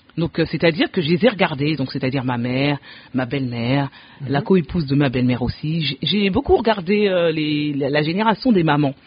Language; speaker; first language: French; early bilingual, other home language; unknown